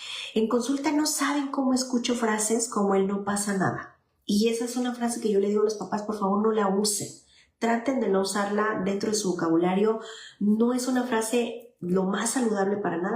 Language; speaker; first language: Spanish; native; Spanish